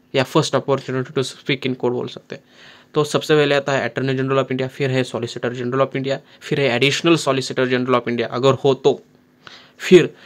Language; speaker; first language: Hindi; non-native, local second language; Marathi